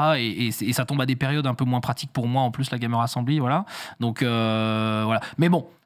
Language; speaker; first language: French; native; French